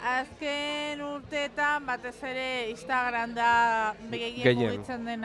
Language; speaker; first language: Basque; non-native, local second language; Spanish